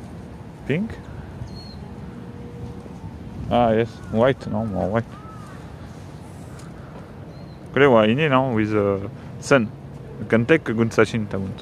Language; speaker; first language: English; non-native, learner; French